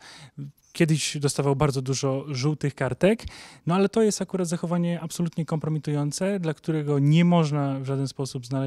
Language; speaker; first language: Polish; native; Polish